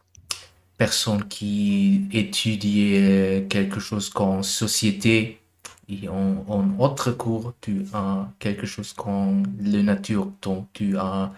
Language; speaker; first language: French; non-native, learner; German